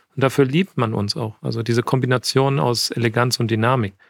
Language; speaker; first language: German; native; German